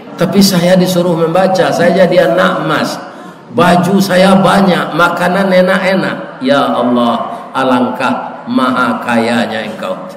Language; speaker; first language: Malay; non-native, local second language; Minangkabau